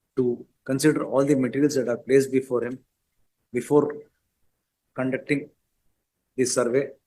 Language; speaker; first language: English; non-native, local second language; Kannada